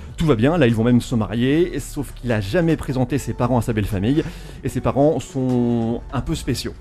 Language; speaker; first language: French; native; French